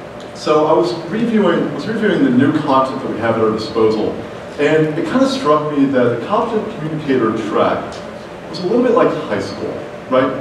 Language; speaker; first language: English; native; English